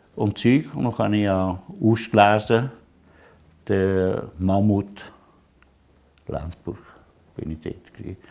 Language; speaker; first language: German; non-native, learner; Italian